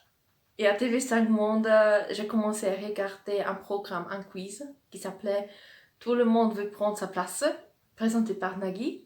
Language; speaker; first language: French; non-native, fluent; Polish